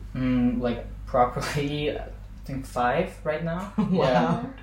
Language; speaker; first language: English; non-native, fluent; Azerbaijani